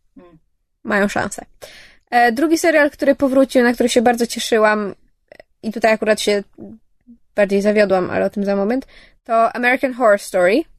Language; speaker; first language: Polish; early bilingual, heritage; English